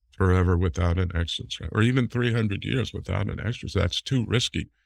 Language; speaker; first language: English; native; English